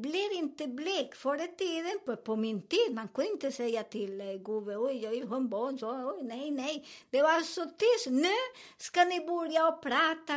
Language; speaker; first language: Swedish; non-native, fluent; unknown